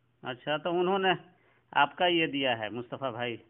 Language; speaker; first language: Hindi; native; Hindi